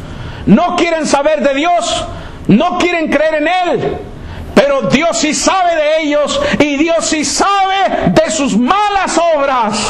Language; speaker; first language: Spanish; native; Spanish